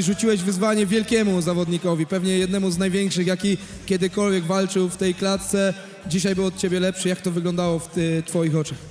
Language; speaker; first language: Polish; native; Polish